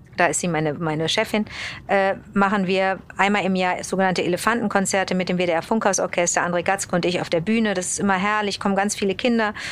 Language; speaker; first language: German; early bilingual, other home language; English